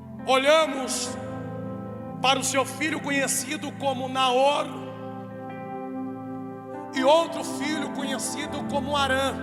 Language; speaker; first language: Portuguese; native; Portuguese